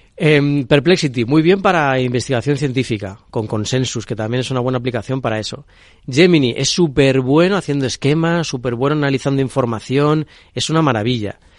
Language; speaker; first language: Spanish; native; Spanish